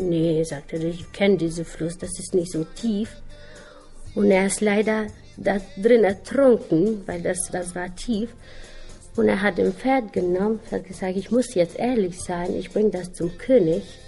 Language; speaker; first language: German; non-native, learner; Albanian